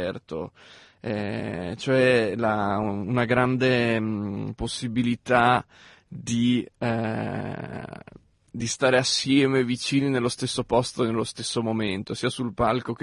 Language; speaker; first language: Italian; native; Italian